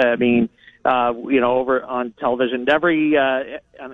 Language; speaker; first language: English; native; English